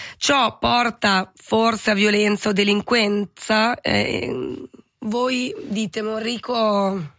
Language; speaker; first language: Italian; native; Italian